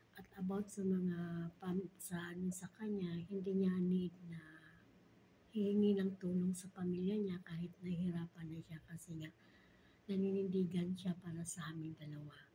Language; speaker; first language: Filipino; non-native, local second language; Cebuano